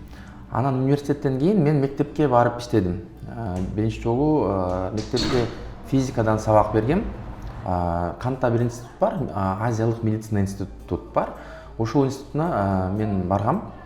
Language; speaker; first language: Kyrgyz; non-native, local second language; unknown